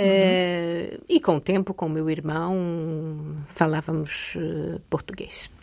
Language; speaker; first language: Portuguese; early bilingual, other home language; Polish